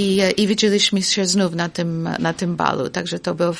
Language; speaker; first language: Polish; non-native, fluent; English